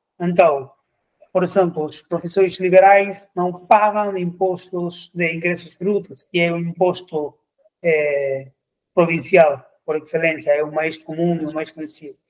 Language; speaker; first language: Portuguese; non-native, fluent; Spanish